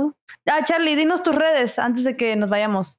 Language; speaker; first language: Spanish; native; Spanish